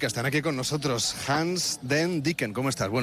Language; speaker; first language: Spanish; native; Spanish